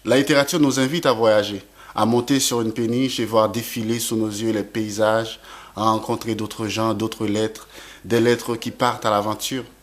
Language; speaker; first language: French; non-native, local second language; Haitian Creole